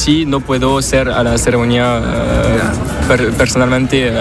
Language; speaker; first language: Spanish; non-native, learner; French